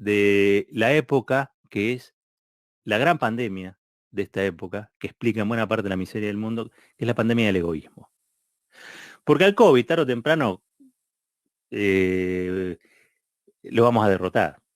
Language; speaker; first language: Spanish; native; Spanish